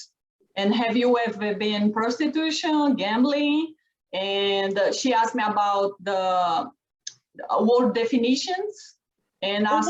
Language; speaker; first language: English; non-native, learner; Portuguese